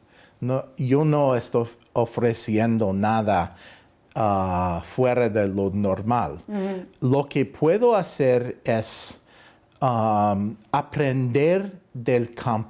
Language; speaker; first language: Spanish; non-native, fluent; English